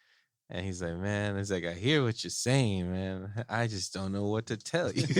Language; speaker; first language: English; native; English